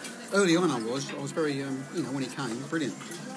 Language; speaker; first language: English; native; English